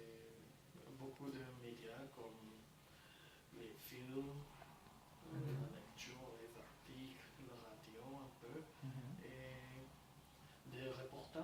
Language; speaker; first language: French; non-native, fluent; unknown